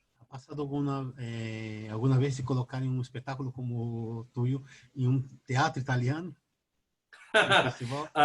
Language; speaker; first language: Spanish; non-native, fluent; Portuguese